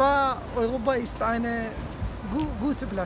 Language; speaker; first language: German; non-native, learner; Arabic